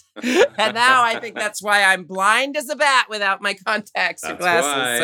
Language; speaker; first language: English; native; English